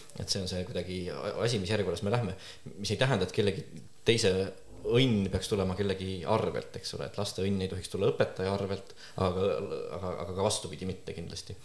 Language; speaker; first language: Estonian; native; Estonian